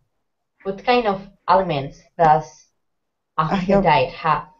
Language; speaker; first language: English; non-native, fluent; Spanish